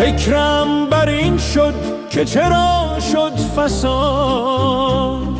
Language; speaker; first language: Persian; native; Persian